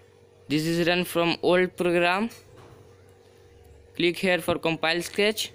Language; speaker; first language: English; non-native, learner; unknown